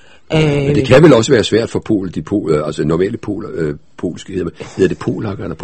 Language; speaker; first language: Danish; native; Danish